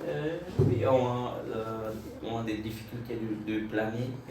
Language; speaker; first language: French; non-native, learner; Bulgarian